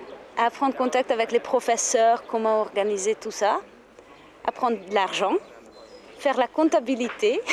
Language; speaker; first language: French; non-native, fluent; Hungarian